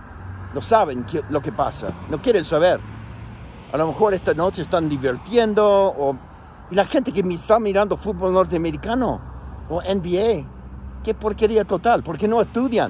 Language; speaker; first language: Spanish; non-native, fluent; English